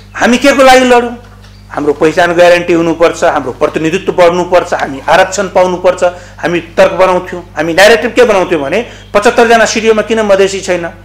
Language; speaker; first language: Nepali; non-native, local second language; Maithili